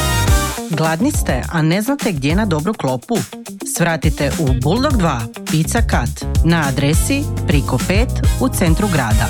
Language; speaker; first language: Serbian; native; Serbian